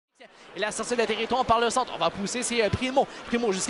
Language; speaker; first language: French; native; French